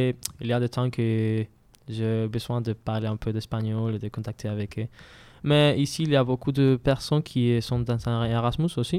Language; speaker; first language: French; non-native, learner; Spanish